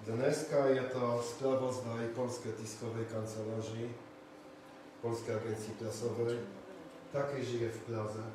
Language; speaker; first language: Czech; non-native, fluent; Polish